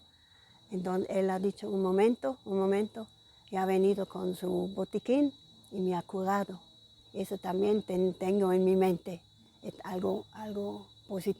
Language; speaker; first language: Spanish; non-native, fluent; German